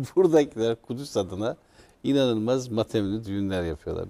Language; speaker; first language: Turkish; native; Turkish